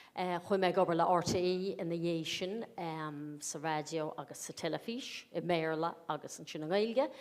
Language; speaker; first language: Irish; native; Irish